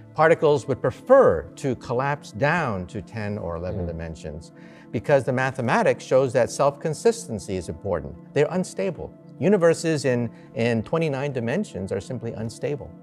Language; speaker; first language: English; native; English